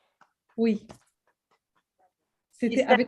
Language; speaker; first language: French; non-native, local second language; Arabic